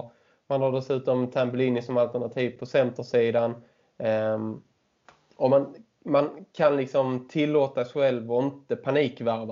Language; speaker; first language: Swedish; native; Swedish